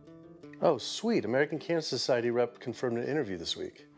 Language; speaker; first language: English; native; English